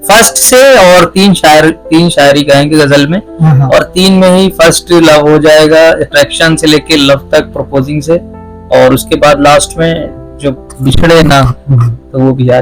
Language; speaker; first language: Hindi; native; Hindi